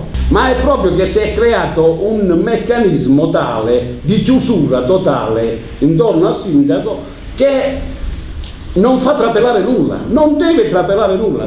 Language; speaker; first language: Italian; native; Italian